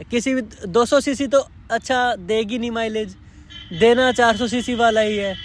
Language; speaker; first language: Hindi; native; Hindi